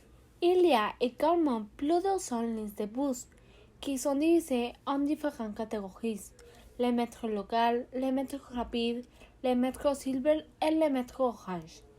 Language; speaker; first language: French; non-native, learner; Spanish